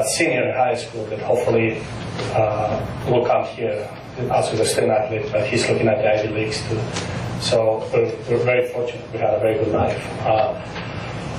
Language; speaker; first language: English; non-native, fluent; Spanish